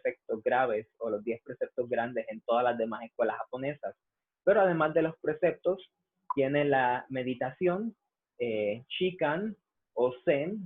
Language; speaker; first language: Spanish; native; Spanish